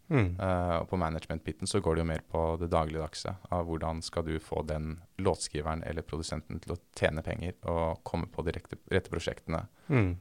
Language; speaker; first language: Norwegian; native; Norwegian